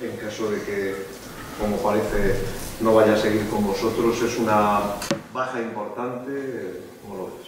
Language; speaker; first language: Spanish; native; Spanish